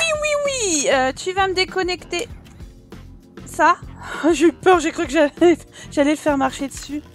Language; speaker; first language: French; native; French